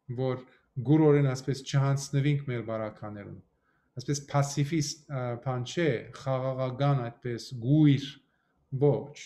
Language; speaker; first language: Armenian; early bilingual, heritage; Armenian